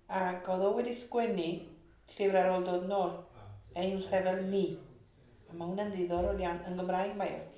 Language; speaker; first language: Welsh; early bilingual, heritage; Welsh